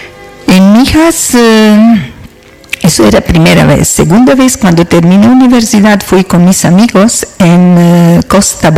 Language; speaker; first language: Spanish; non-native, fluent; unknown